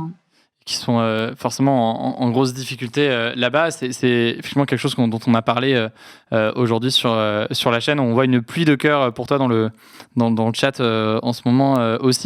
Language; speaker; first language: French; native; French